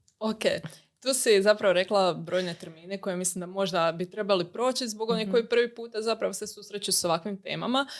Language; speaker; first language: Croatian; native; Croatian